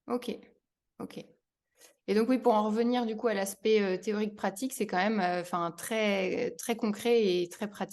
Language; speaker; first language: French; native; French